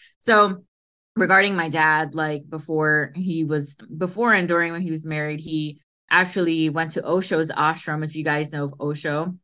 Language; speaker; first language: English; early bilingual, other home language; Hindi